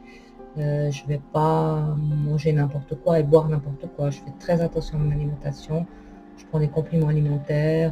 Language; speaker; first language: French; native; French